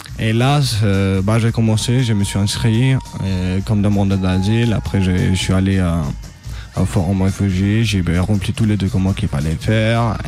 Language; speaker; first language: French; non-native, fluent; Albanian